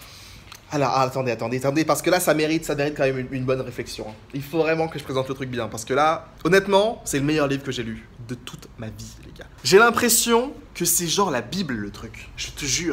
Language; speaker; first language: French; native; French